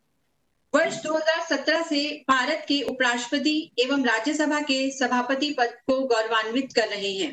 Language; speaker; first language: Hindi; native; Hindi